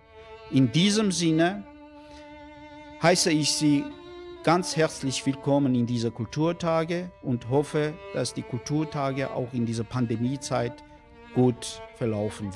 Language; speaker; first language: German; non-native, fluent; Armenian